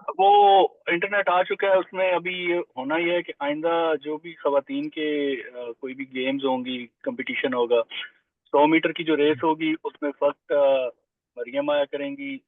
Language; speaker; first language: Hindi; non-native, local second language; Punjabi